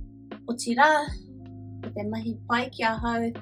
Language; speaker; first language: Māori; non-native, local second language; English